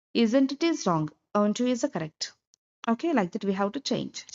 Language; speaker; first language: English; non-native, local second language; Telugu